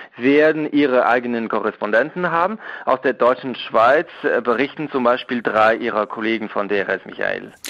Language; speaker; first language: German; non-native, local second language; French